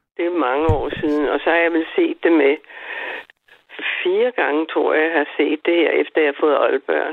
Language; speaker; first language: Danish; native; Danish